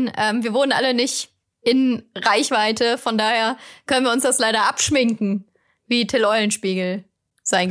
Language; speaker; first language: German; native; German